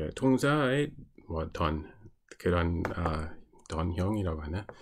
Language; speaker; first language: Korean; non-native, fluent; English